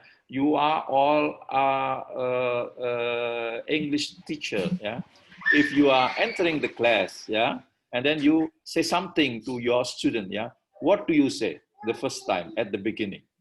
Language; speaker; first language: English; non-native, learner; Indonesian